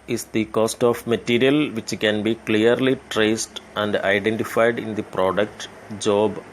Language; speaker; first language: English; non-native, local second language; Malayalam